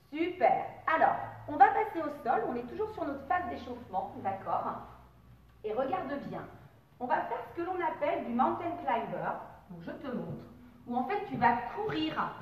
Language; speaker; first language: French; native; French